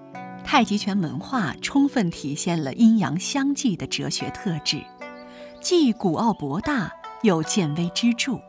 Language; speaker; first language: Chinese; native; Chinese